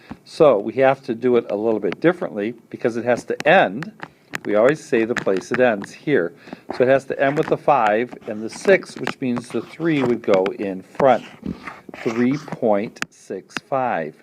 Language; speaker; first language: English; native; English